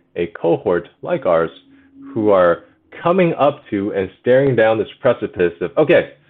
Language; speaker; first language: English; early bilingual, other home language; Chinese